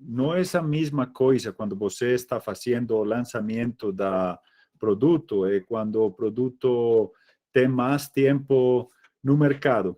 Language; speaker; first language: Portuguese; non-native, fluent; Spanish